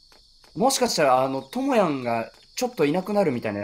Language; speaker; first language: Japanese; native; Japanese